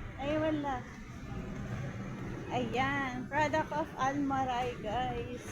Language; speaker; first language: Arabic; non-native, learner; Filipino